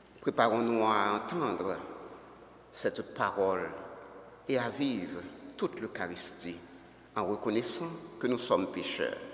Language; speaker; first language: French; native; French